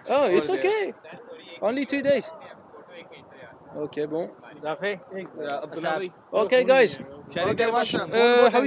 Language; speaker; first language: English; non-native, learner; French